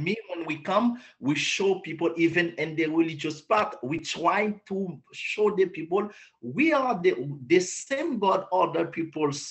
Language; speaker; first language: English; non-native, learner; Haitian Creole